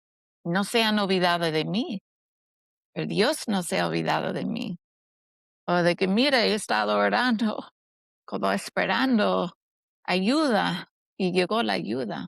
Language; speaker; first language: Spanish; non-native, fluent; English